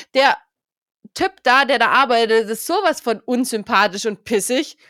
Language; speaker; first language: German; native; German